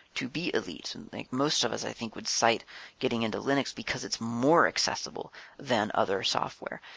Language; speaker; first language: English; native; English